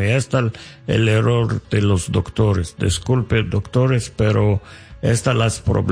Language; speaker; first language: Spanish; non-native, fluent; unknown